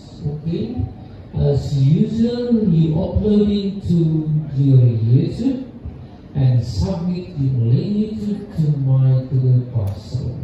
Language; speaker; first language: English; non-native, learner; Indonesian